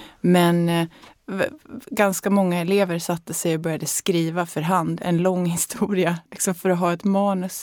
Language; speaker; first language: Swedish; native; Swedish